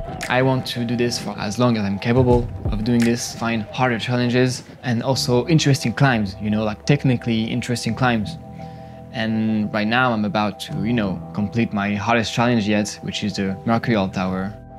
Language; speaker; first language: English; non-native, fluent; French